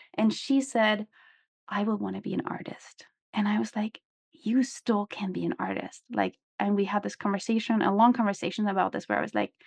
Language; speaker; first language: English; non-native, fluent; German